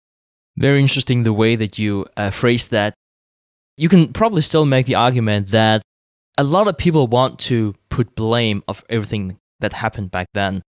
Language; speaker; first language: English; non-native, fluent; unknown